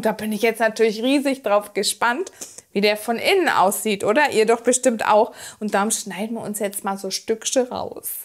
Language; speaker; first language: German; native; German